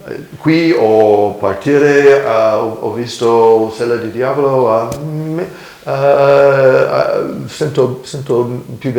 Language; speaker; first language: Italian; non-native, learner; English